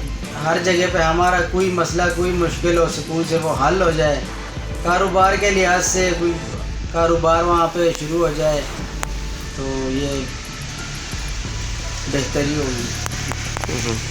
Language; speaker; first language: Hindi; non-native, local second language; Pashto